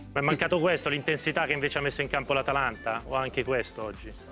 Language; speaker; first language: Italian; native; Italian